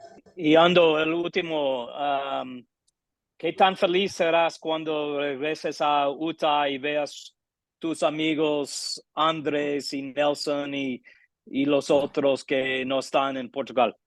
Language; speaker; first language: Spanish; non-native, learner; English